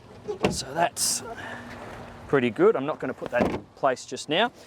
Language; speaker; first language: English; native; English